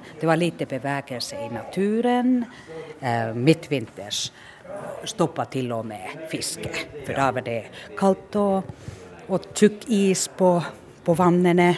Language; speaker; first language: Norwegian; non-native, fluent; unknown